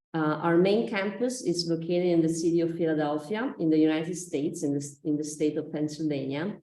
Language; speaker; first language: English; non-native, fluent; Italian